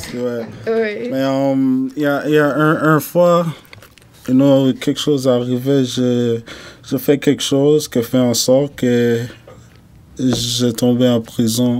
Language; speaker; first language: French; non-native, fluent; English